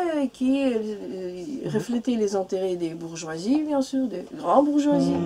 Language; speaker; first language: French; non-native, learner; Russian